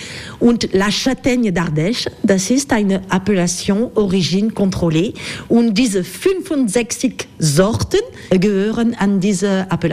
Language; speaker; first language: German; non-native, learner; French